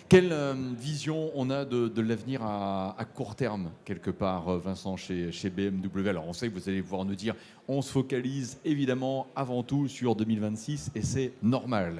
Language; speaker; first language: French; native; French